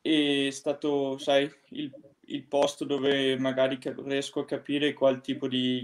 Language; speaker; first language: Italian; non-native, fluent; Danish